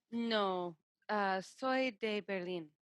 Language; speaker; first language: Spanish; non-native, learner; English